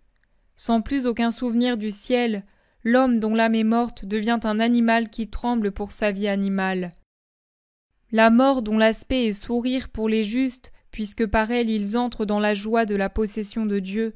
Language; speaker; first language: French; native; French